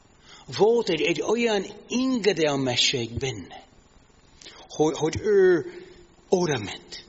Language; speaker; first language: Hungarian; non-native, fluent; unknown